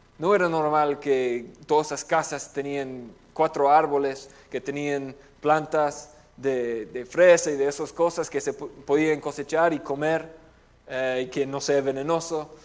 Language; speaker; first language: Spanish; non-native, fluent; English